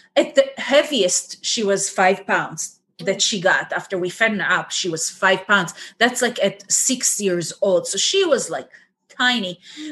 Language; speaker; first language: English; non-native, fluent; Hebrew